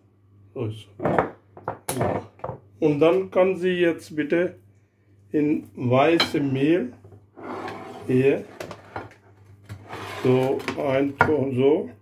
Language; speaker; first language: German; non-native, learner; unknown